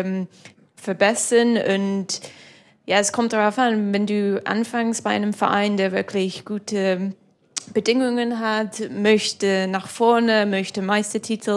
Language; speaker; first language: German; non-native, fluent; English